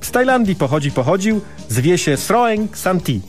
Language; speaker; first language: Polish; native; Polish